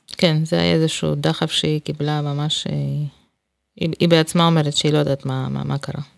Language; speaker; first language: Hebrew; non-native, fluent; Russian